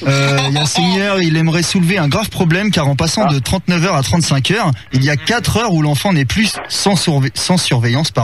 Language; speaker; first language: French; native; French